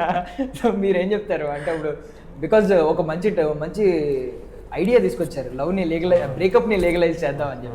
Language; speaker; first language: Telugu; native; Telugu